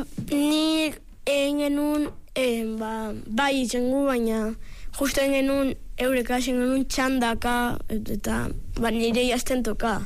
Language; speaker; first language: Basque; native; Basque